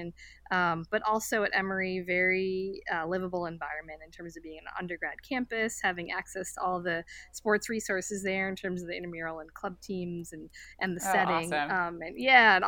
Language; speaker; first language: English; native; English